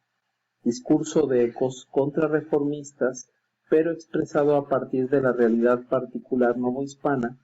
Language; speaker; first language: Spanish; native; Spanish